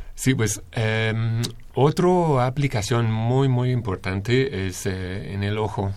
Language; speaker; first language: Spanish; non-native, fluent; English